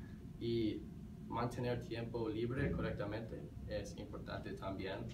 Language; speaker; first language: Spanish; non-native, learner; English